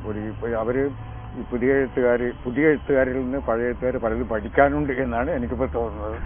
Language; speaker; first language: Malayalam; native; Malayalam